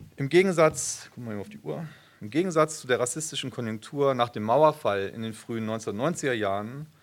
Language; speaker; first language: German; native; German